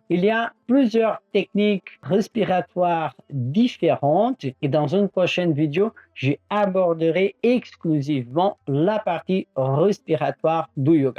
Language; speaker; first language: French; non-native, fluent; Portuguese